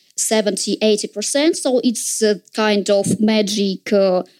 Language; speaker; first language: English; non-native, fluent; Russian